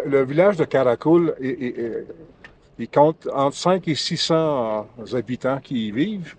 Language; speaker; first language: French; native; French